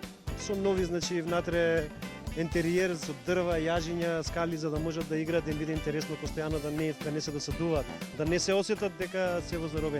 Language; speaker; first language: Macedonian; native; Macedonian